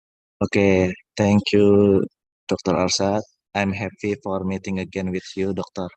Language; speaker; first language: English; non-native, learner; Indonesian